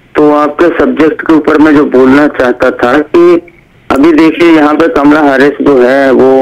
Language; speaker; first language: Hindi; native; Hindi